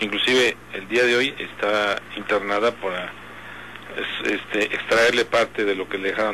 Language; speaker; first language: Spanish; native; Spanish